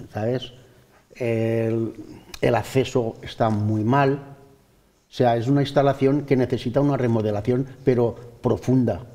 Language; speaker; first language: Spanish; native; Spanish